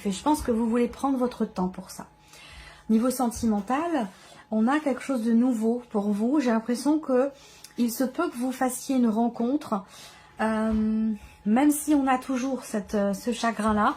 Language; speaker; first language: French; native; French